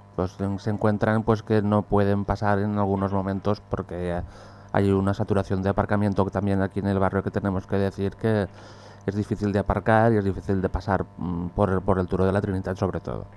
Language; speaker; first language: Spanish; non-native, local second language; Catalan